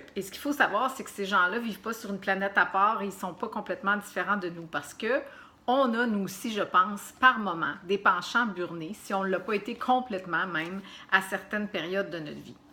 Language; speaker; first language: French; native; French